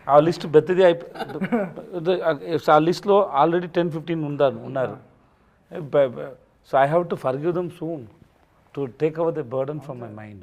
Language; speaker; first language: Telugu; non-native, learner; Tamil